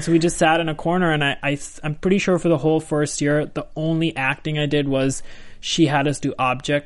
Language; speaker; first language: English; non-native, local second language; Hindi